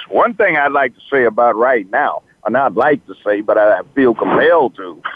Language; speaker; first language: English; native; English